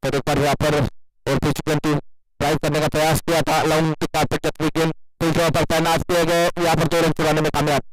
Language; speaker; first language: Hindi; non-native, local second language; Marathi